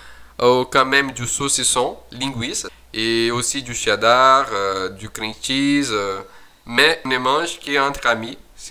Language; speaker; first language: French; non-native, fluent; Portuguese